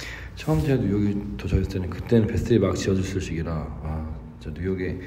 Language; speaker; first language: Korean; native; Korean